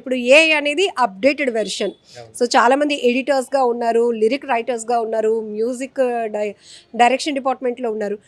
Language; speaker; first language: Telugu; native; Telugu